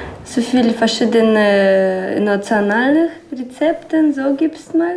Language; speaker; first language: German; non-native, learner; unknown